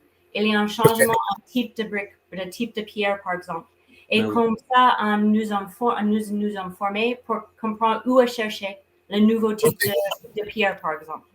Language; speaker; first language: French; non-native, fluent; English